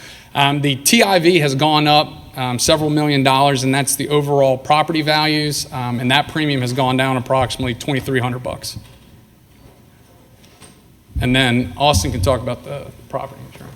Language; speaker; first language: English; native; English